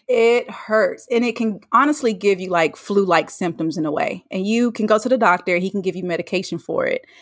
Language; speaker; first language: English; native; English